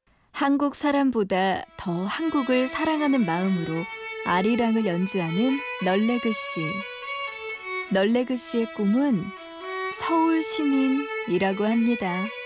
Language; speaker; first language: Korean; native; Korean